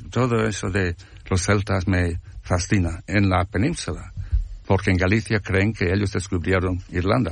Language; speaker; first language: Spanish; non-native, fluent; English